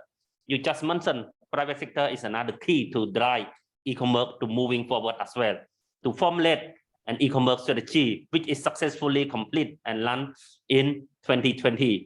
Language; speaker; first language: English; non-native, learner; Khmer